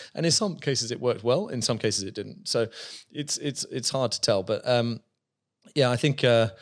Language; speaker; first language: English; native; English